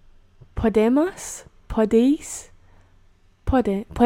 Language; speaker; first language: Spanish; non-native, learner; English